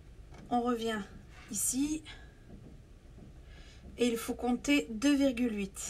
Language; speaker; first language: French; native; French